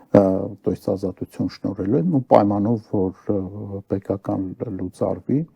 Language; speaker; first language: Armenian; native; Armenian